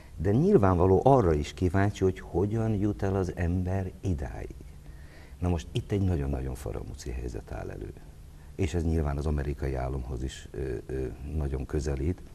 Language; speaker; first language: Hungarian; native; Hungarian